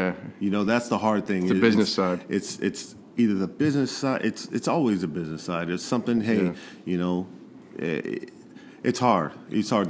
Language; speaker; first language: English; native; English